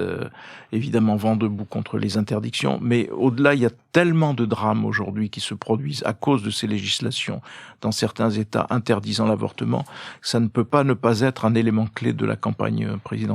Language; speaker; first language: French; native; French